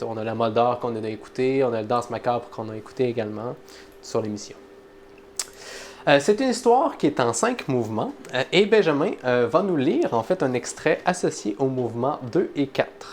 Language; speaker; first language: French; native; French